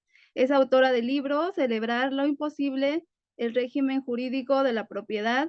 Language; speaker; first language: Spanish; native; Spanish